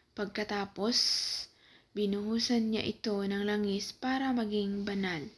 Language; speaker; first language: Filipino; non-native, local second language; Cebuano